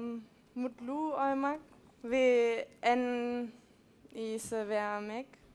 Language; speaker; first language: Turkish; non-native, learner; German